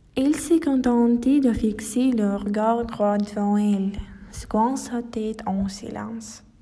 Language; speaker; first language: French; non-native, fluent; Ukrainian